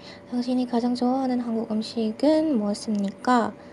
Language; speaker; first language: Korean; non-native, learner; Indonesian